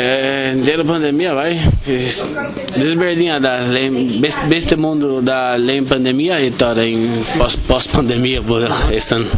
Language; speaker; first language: Basque; non-native, learner; Portuguese